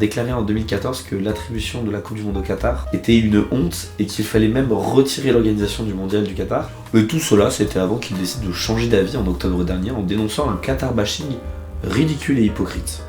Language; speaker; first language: French; native; French